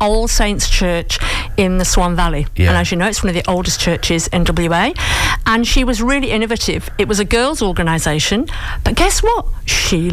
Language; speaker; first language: English; native; English